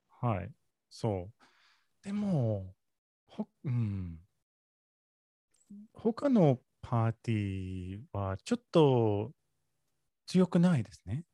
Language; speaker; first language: Japanese; non-native, learner; English